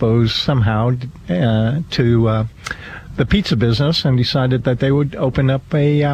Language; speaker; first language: English; native; English